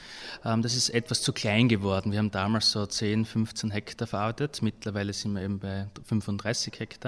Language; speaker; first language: German; native; German